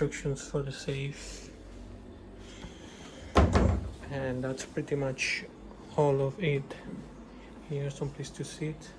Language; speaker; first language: English; non-native, learner; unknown